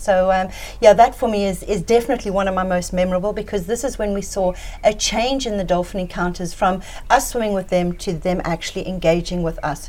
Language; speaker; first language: English; native; English